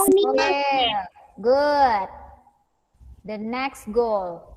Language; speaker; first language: English; non-native, fluent; Indonesian